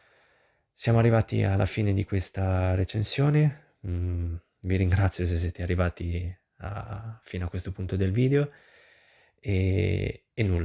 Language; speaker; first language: Italian; native; Italian